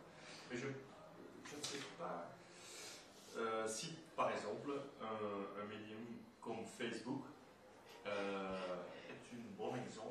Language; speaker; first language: French; non-native, fluent; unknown